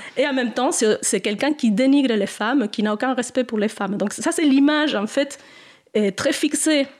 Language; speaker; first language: French; non-native, fluent; Spanish